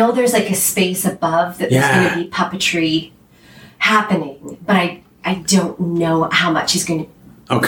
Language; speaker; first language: English; native; English